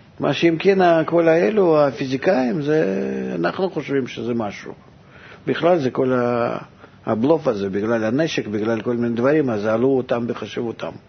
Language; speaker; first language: Hebrew; non-native, fluent; Russian